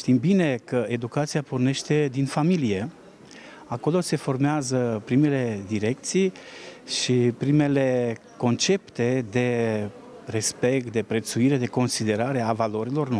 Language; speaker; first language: Romanian; non-native, local second language; Russian